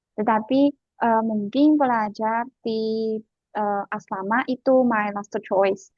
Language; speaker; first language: Indonesian; non-native, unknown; Chinese